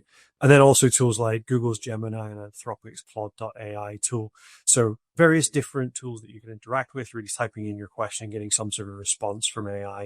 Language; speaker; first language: English; native; English